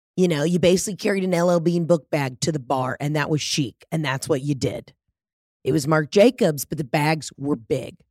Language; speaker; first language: English; early bilingual, other home language; Italian